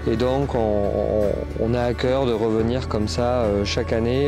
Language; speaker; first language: French; native; French